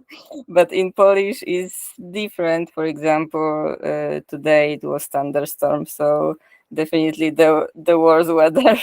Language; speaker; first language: English; non-native, learner; Polish